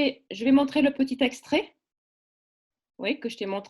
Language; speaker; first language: French; native; French